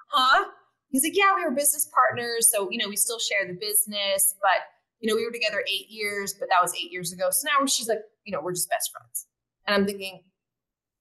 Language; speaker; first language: English; native; English